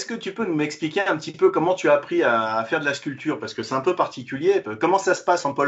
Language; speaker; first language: French; native; French